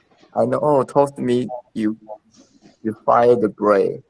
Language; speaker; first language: English; non-native, learner; Chinese